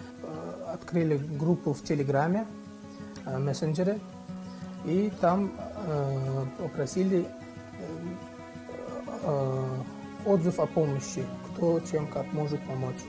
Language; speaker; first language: Russian; non-native, fluent; Uzbek